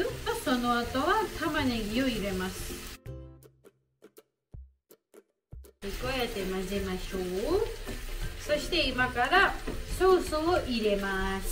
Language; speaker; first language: Japanese; non-native, learner; Georgian